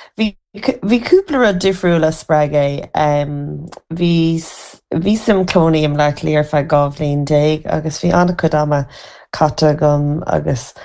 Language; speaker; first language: Irish; native; Irish